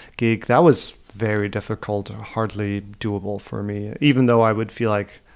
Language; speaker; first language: English; non-native, fluent; German